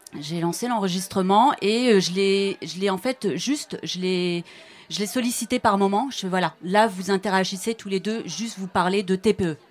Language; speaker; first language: French; native; French